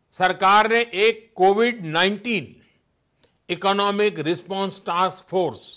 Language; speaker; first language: Hindi; native; Hindi